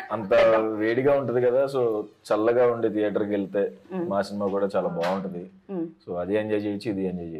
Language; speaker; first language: Telugu; native; Telugu